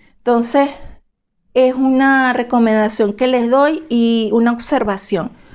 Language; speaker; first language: Spanish; native; Spanish